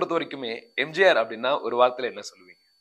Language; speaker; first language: Tamil; native; Tamil